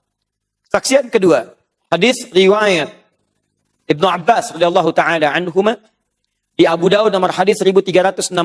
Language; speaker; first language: Indonesian; native; Indonesian